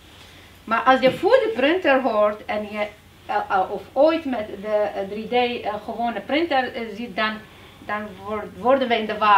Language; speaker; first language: Dutch; non-native, learner; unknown